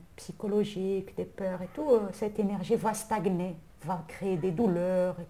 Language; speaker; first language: French; non-native, local second language; Arabic